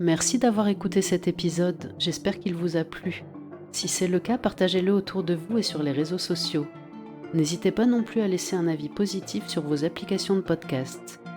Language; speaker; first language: French; native; French